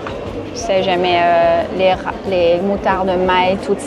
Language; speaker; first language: French; non-native, fluent; English